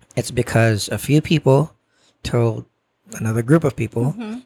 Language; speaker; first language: English; non-native, local second language; Filipino